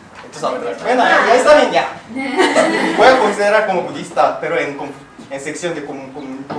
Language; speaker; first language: Spanish; non-native, fluent; Korean